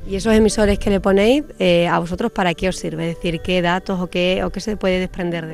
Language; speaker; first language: Spanish; native; Spanish